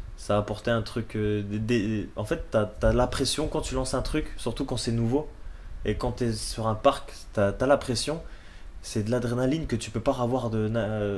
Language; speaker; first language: French; native; French